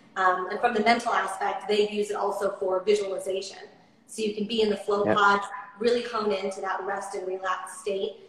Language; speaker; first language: English; native; English